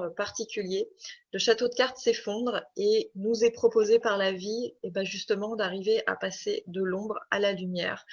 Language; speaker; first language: French; native; French